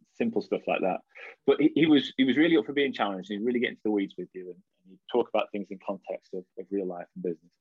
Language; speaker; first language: English; native; English